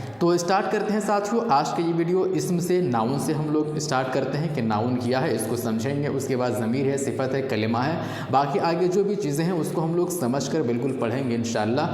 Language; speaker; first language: Urdu; native; Urdu